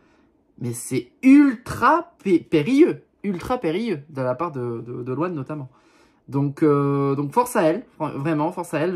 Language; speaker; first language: French; native; French